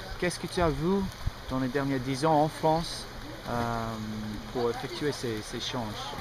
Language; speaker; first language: French; non-native, learner; English